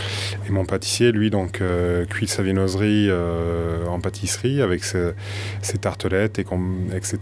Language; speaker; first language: French; native; French